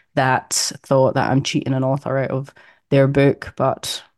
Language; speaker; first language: English; native; English